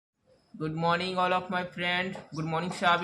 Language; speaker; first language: English; non-native, learner; Hindi